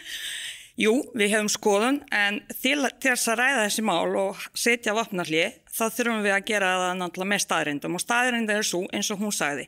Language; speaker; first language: Icelandic; non-native, fluent; Bosnian